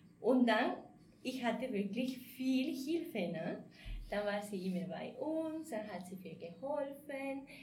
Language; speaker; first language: German; non-native, fluent; Spanish